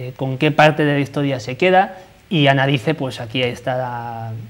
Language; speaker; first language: Spanish; native; Spanish